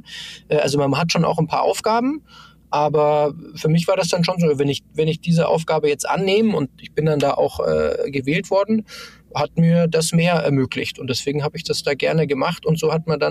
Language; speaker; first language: German; native; German